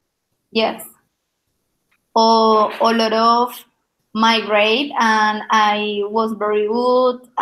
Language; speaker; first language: English; non-native, learner; Spanish